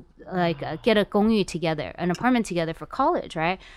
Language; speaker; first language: English; native; English